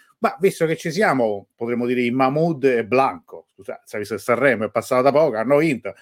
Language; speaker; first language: Italian; native; Italian